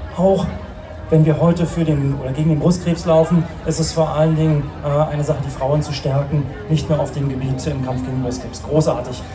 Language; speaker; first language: German; native; German